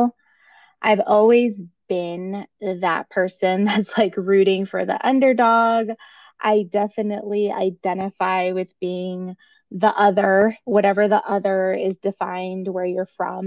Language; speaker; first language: English; native; English